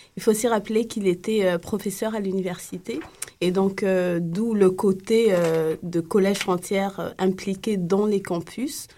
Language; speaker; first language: French; non-native, local second language; Lingala